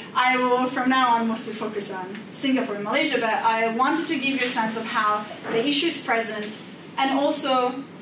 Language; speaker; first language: English; non-native, fluent; Indonesian